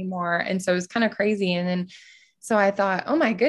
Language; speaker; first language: English; native; English